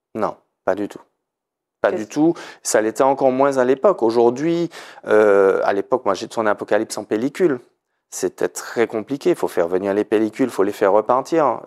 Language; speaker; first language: French; native; French